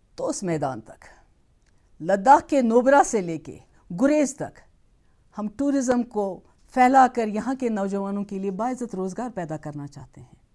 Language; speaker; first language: Hindi; non-native, local second language; Kashmiri